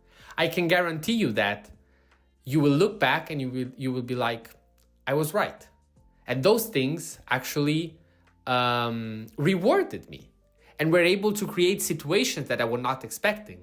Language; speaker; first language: English; non-native, fluent; Italian